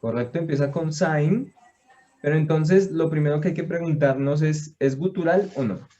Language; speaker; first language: Spanish; native; Spanish